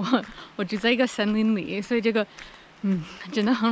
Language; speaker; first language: Chinese; non-native, fluent; English